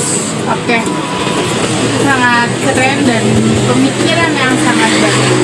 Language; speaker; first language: Indonesian; native; Indonesian